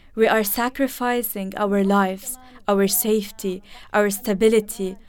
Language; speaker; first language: English; early bilingual, other home language; Arabic